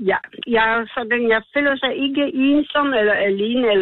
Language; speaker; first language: Danish; non-native, learner; Polish